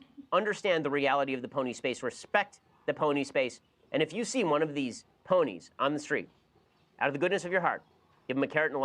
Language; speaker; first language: English; native; English